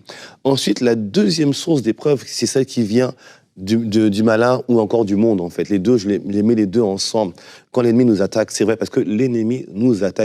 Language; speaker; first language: French; native; French